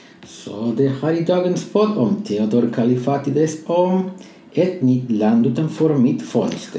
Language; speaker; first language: Swedish; non-native, fluent; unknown